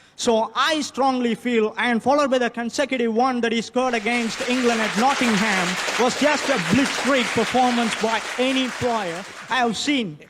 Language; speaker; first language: English; non-native, local second language; Tamil